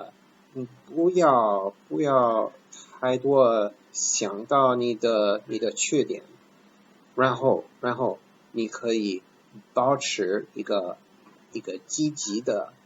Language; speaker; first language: Chinese; non-native, fluent; English